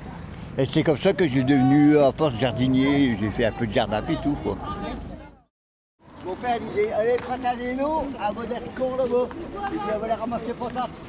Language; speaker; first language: French; native; French